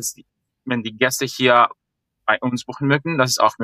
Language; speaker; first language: German; non-native, fluent; Spanish